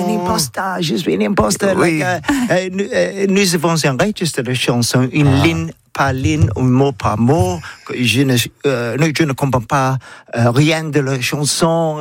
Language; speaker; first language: French; non-native, learner; English